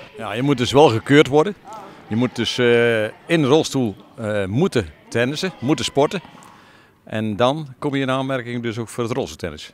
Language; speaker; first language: Dutch; native; Dutch